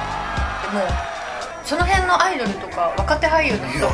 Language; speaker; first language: Japanese; native; Japanese